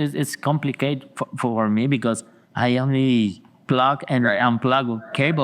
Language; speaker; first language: English; non-native, learner; Spanish